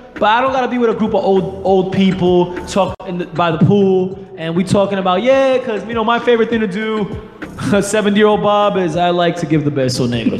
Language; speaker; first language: English; early bilingual, other home language; Spanish